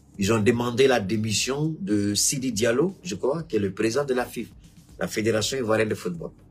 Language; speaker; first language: French; non-native, local second language; Bambara